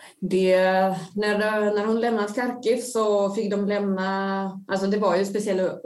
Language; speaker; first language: Swedish; non-native, fluent; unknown